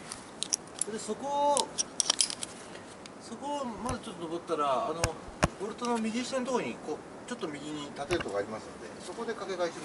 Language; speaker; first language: Japanese; native; Japanese